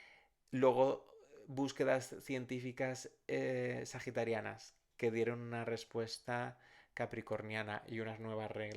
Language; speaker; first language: Spanish; native; Spanish